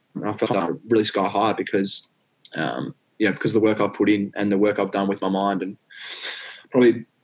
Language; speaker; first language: English; native; English